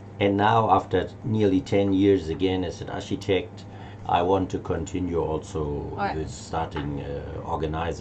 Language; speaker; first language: English; non-native, learner; German